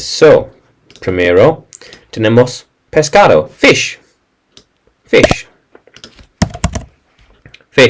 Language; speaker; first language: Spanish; non-native, fluent; English